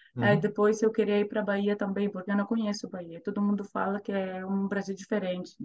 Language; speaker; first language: Portuguese; non-native, fluent; Greek